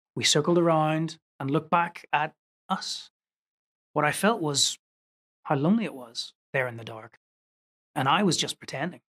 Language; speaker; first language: English; native; English